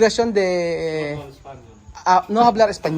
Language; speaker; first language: Spanish; non-native, learner; Filipino